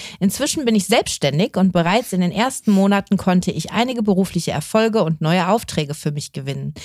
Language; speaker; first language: German; native; German